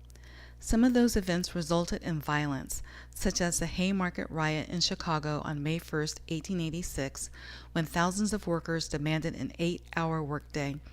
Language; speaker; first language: English; native; English